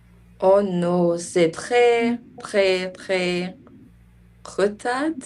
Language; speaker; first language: French; non-native, learner; English